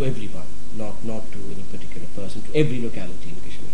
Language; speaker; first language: English; non-native, local second language; Kashmiri